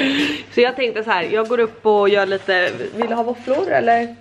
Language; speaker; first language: Swedish; native; Swedish